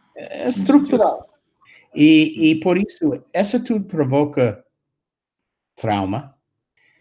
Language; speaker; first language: Portuguese; non-native, fluent; English